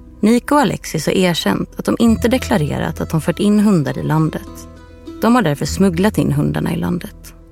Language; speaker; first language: Swedish; native; Swedish